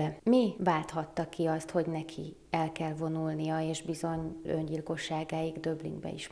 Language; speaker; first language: Hungarian; native; Hungarian